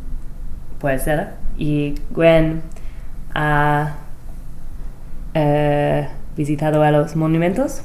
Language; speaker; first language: Spanish; non-native, learner; English